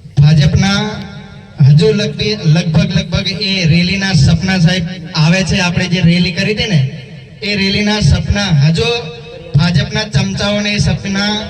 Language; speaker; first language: Gujarati; non-native, local second language; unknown